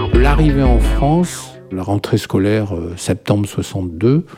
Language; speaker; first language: French; native; French